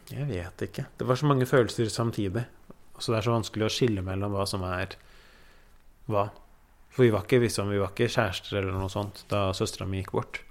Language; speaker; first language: Norwegian; early bilingual, other home language; Persian